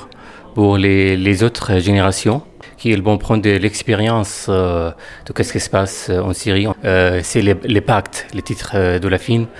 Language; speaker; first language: French; non-native, fluent; Arabic